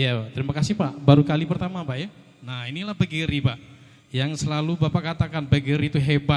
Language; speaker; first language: Indonesian; native; Indonesian